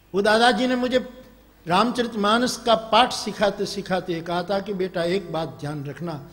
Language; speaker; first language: Hindi; non-native, local second language; Gujarati